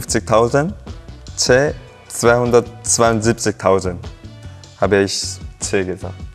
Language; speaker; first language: German; non-native, learner; Korean